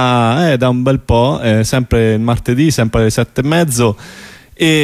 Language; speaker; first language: Italian; native; Italian